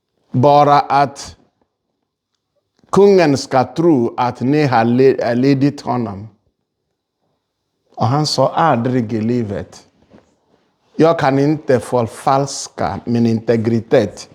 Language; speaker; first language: Swedish; non-native, fluent; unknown